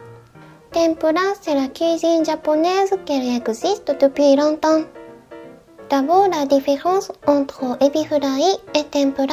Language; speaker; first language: French; non-native, learner; Japanese